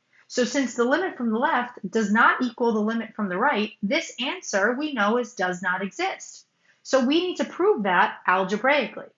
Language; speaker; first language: English; native; English